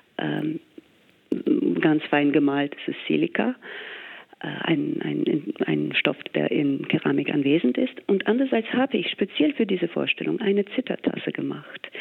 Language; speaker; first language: German; non-native, fluent; English